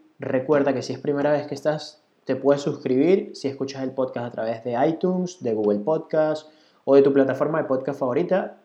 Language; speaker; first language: Spanish; native; Spanish